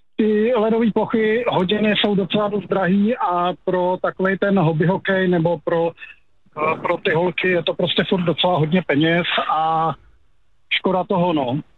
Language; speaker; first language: Czech; native; Czech